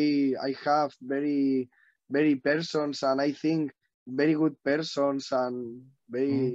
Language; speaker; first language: English; non-native, learner; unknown